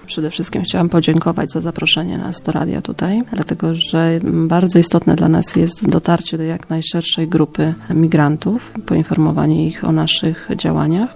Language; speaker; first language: Polish; native; Polish